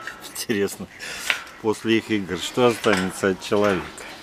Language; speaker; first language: Russian; native; Russian